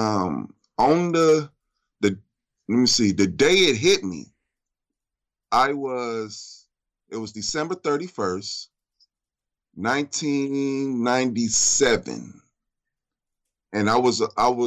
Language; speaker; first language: English; native; English